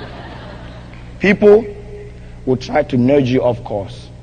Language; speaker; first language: English; non-native, local second language; Akan